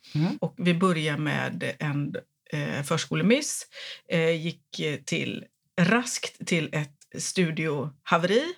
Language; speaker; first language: Swedish; native; Swedish